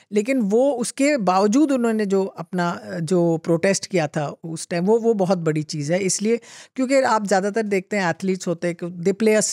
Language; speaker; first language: Hindi; non-native, local second language; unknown